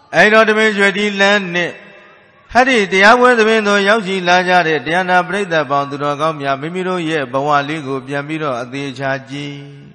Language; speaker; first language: Burmese; native; Burmese